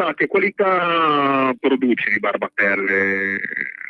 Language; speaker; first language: Italian; native; Italian